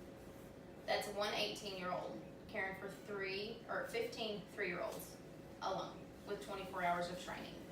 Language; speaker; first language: English; native; English